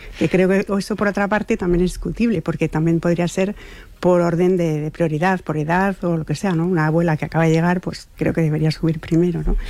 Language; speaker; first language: Spanish; non-native, fluent; French